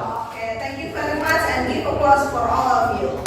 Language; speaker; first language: English; non-native, fluent; Indonesian